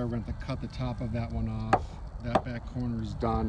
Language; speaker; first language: English; native; English